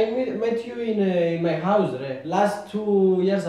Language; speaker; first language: English; non-native, learner; Greek